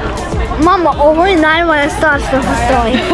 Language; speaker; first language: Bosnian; early bilingual, heritage; Serbian